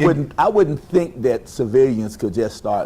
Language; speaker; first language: English; native; English